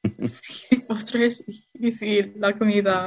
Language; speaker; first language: Spanish; non-native, learner; English